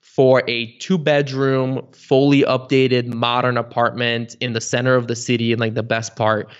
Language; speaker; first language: English; early bilingual, other home language; Bulgarian